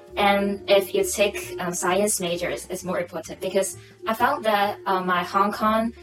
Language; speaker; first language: English; non-native, local second language; Cantonese